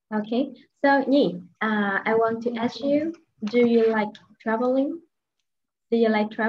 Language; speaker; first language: English; non-native, fluent; Vietnamese